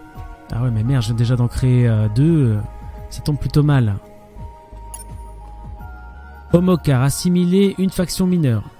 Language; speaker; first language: French; native; French